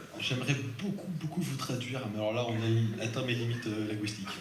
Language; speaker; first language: French; native; French